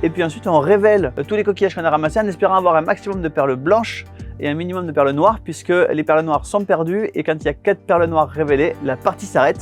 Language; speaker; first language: French; native; French